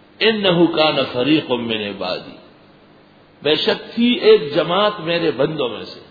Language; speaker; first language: Urdu; non-native, local second language; Pashto